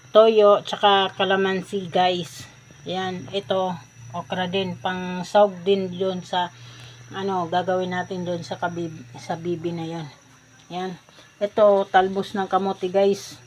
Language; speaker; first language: Filipino; non-native, local second language; Bikol